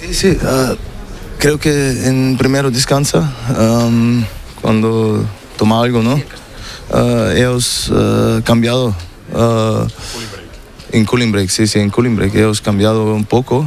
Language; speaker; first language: Spanish; non-native, learner; German